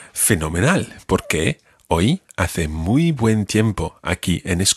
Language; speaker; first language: Spanish; non-native, fluent; English